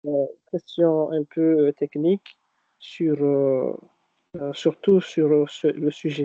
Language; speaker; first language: French; non-native, local second language; Arabic